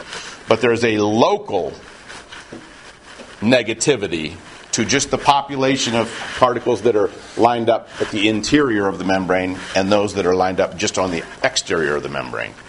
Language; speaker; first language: English; native; English